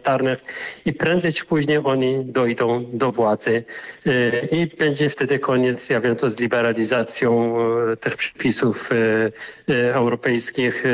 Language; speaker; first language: Polish; non-native, fluent; Arabic